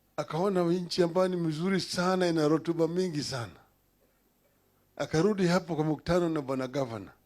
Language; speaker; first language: Swahili; non-native, local second language; Luo (Kenya and Tanzania)